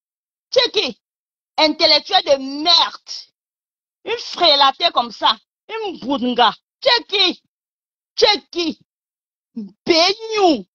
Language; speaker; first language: French; non-native, local second language; Lingala